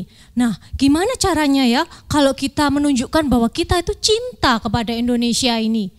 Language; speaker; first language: Indonesian; native; Indonesian